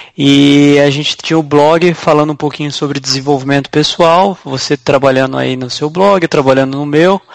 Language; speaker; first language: Portuguese; native; Portuguese